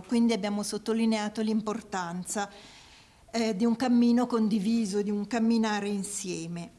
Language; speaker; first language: Italian; native; Italian